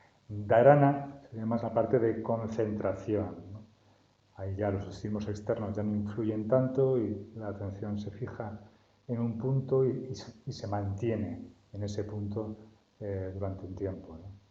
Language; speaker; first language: Spanish; native; Spanish